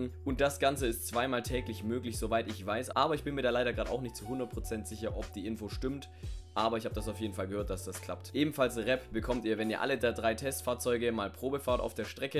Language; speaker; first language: German; native; German